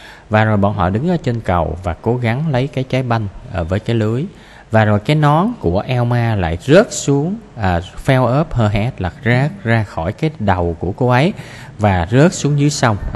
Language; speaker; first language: Vietnamese; native; Vietnamese